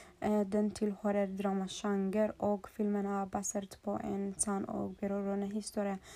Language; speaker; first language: Swedish; non-native, learner; Norwegian